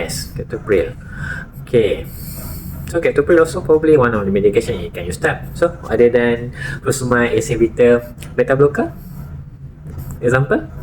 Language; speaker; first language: English; non-native, local second language; Malay